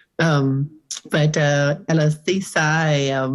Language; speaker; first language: French; non-native, learner; English